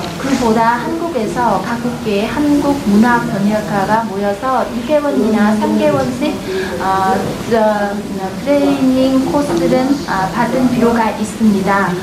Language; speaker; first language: Korean; non-native, fluent; Vietnamese